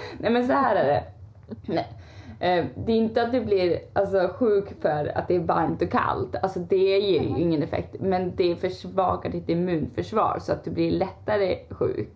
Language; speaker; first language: Swedish; native; Swedish